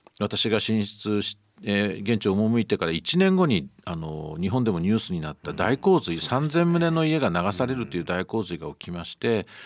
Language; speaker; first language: Japanese; native; Japanese